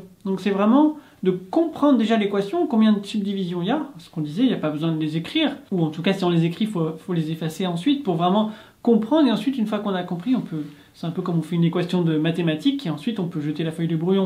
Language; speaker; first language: French; native; French